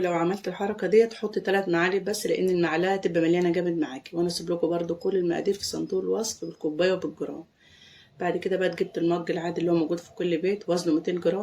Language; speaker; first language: Arabic; native; Arabic